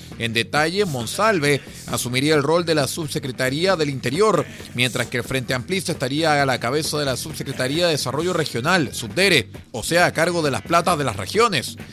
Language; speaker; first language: Spanish; native; Spanish